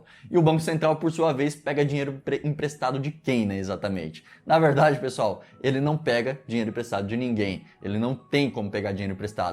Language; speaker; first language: Portuguese; native; Portuguese